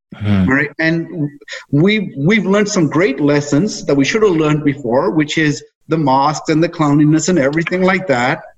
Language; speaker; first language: English; native; English